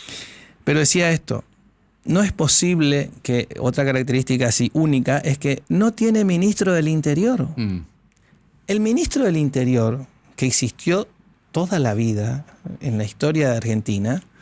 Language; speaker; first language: Spanish; native; Spanish